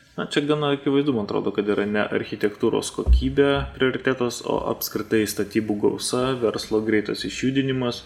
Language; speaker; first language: Lithuanian; native; Lithuanian